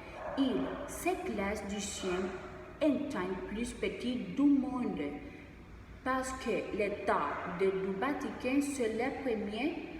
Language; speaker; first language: French; non-native, learner; Spanish